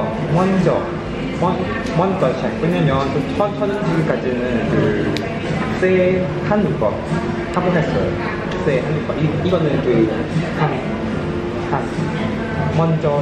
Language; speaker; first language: Korean; non-native, learner; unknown